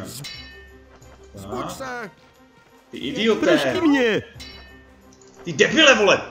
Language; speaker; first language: Czech; native; Czech